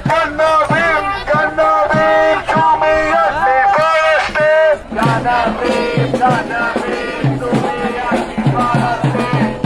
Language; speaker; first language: Hebrew; non-native, local second language; Arabic